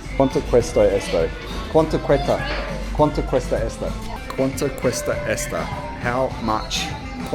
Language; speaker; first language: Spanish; non-native, learner; English